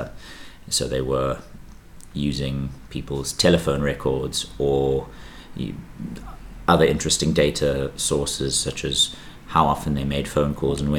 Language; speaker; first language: English; native; English